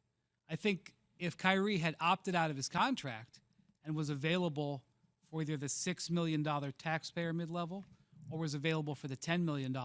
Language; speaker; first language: English; native; English